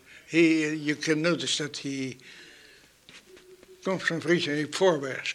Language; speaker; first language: English; non-native, fluent; Dutch